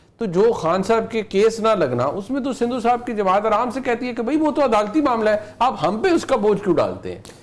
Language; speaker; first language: Urdu; non-native, local second language; Punjabi